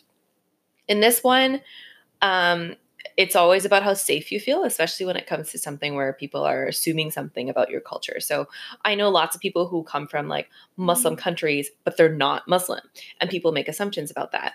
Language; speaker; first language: English; native; English